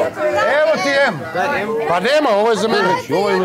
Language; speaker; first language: Serbian; native; Serbian